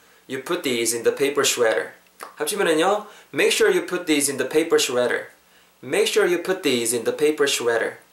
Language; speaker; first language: English; non-native, fluent; Korean